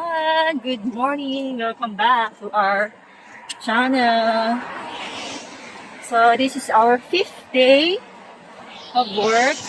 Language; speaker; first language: English; non-native, local second language; Filipino